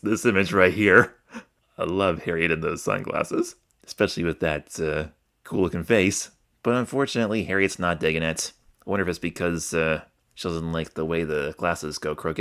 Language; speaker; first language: English; native; English